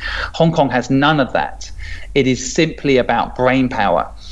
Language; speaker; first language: English; native; English